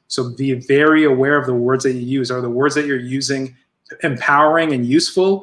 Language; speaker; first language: English; native; English